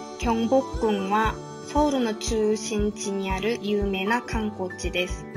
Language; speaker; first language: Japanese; non-native, fluent; Korean